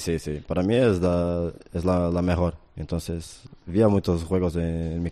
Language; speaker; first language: Spanish; non-native, fluent; Portuguese